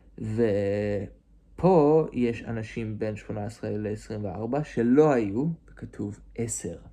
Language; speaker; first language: Hebrew; non-native, fluent; English